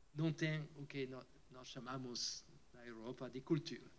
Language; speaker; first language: Portuguese; non-native, fluent; French